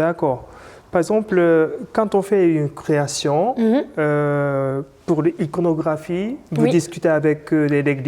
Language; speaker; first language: French; non-native, fluent; Japanese